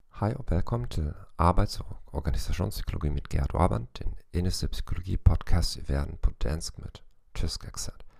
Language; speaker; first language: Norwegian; non-native, learner; German